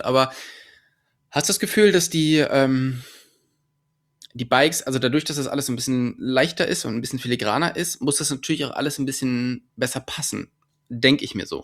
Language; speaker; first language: German; native; German